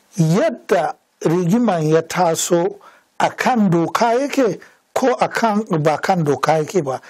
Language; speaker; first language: Hausa; non-native, local second language; Fula